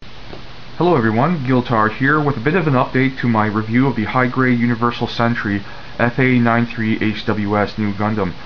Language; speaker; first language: English; native; English